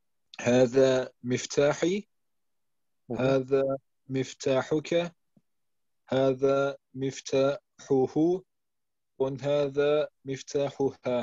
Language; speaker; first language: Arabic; non-native, learner; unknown